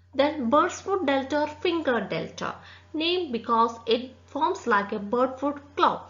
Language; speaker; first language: English; non-native, local second language; Malayalam